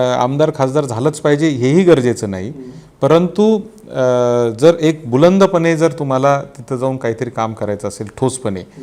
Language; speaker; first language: Marathi; native; Marathi